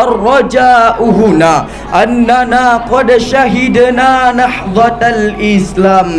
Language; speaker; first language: Arabic; non-native, learner; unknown